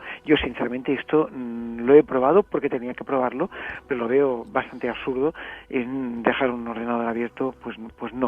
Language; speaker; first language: Spanish; native; Spanish